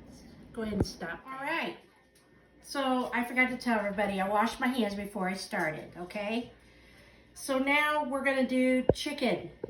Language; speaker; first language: English; native; English